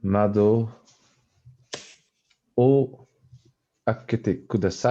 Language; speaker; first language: Japanese; non-native, learner; English